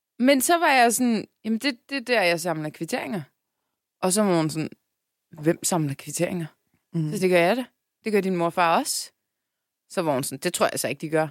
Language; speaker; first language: Danish; early bilingual, other home language; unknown